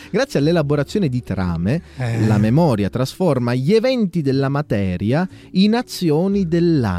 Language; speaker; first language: Italian; native; Italian